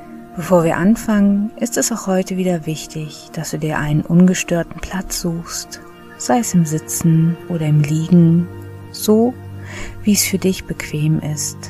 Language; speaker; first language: German; native; German